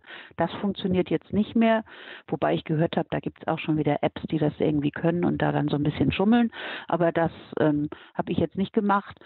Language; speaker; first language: German; native; German